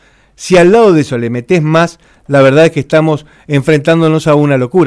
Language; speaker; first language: Spanish; native; Spanish